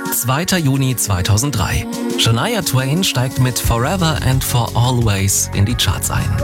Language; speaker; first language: German; native; German